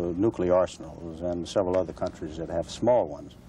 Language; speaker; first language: English; native; English